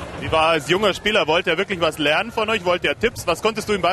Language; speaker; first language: German; native; German